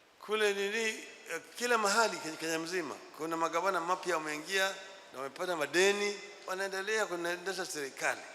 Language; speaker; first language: Swahili; non-native, local second language; Luo (Kenya and Tanzania)